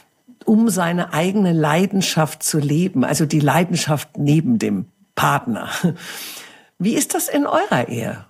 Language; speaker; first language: German; native; German